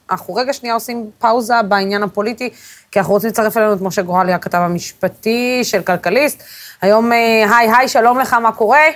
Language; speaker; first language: Hebrew; non-native, local second language; Arabic